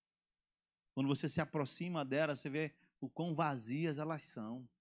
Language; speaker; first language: Portuguese; native; Portuguese